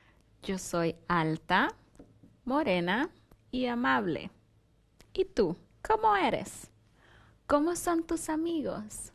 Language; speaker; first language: Spanish; non-native, fluent; English